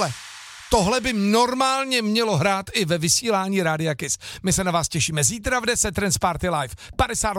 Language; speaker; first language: Czech; native; Czech